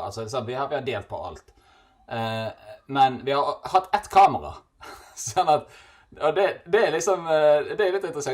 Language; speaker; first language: Norwegian; native; Norwegian